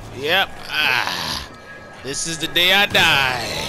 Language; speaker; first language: English; native; English